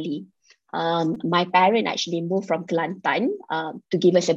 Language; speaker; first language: English; non-native, local second language; Malay